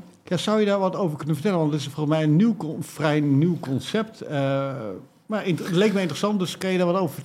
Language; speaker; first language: Dutch; native; Dutch